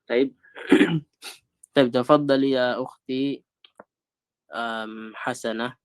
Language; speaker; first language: Arabic; non-native, fluent; Filipino